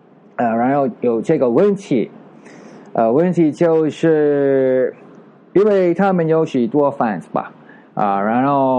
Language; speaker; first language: Chinese; non-native, learner; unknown